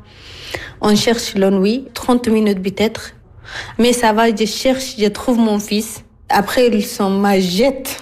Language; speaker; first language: French; non-native, learner; Arabic